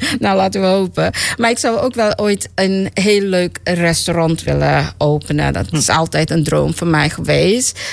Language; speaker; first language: Dutch; native; Dutch